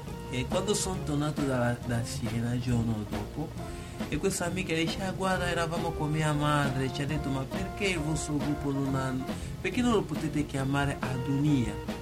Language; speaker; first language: Italian; non-native, fluent; Lingala